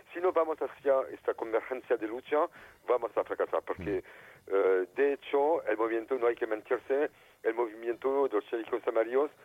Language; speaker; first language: Spanish; non-native, fluent; French